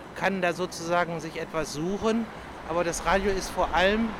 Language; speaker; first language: German; native; German